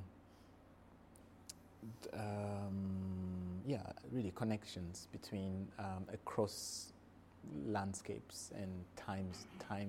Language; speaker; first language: English; non-native, local second language; Kinyarwanda